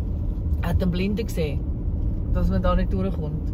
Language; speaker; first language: German; native; German